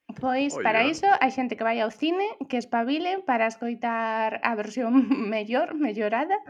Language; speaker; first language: Galician; native; Galician